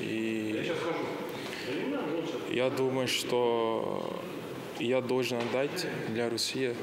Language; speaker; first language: Russian; non-native, learner; Portuguese